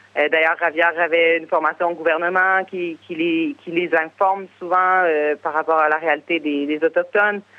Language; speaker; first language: French; native; French